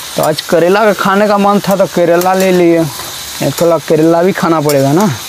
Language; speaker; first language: Hindi; native; Hindi